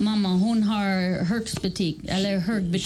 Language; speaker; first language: Swedish; non-native, fluent; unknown